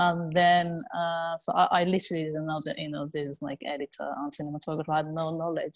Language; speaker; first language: English; non-native, fluent; Japanese